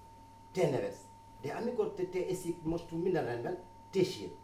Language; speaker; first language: Hungarian; non-native, fluent; Wolof